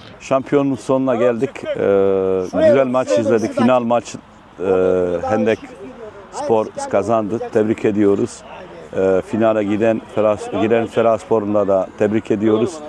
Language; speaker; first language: Turkish; non-native, fluent; Bosnian